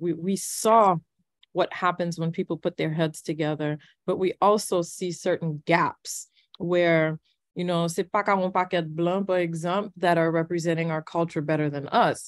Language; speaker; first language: English; early bilingual, other home language; Haitian Creole